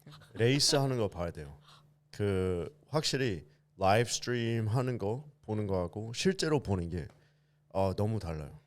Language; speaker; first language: Korean; early bilingual, heritage; English